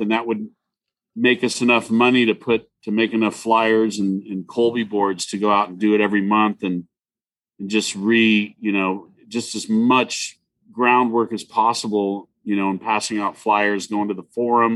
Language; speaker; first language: English; native; English